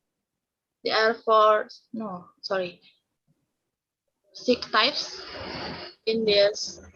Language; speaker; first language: English; non-native, learner; Indonesian